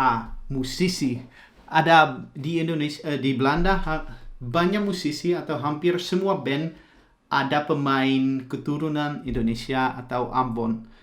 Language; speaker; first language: Indonesian; early bilingual, heritage; Dutch